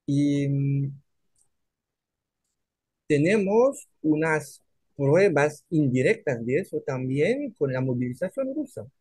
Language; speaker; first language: Spanish; non-native, fluent; French